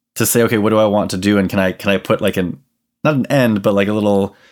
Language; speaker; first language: English; native; English